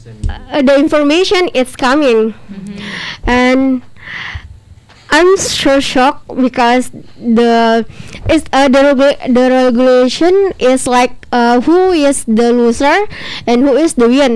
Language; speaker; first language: English; non-native, learner; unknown